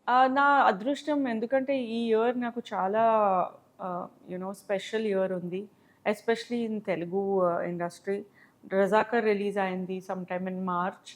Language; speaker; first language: Telugu; non-native, local second language; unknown